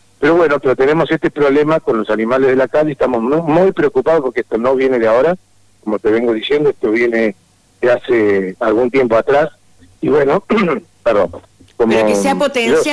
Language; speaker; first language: Spanish; native; Spanish